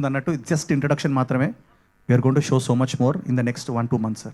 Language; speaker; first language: Telugu; native; Telugu